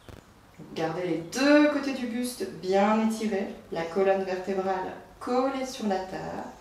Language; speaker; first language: French; native; French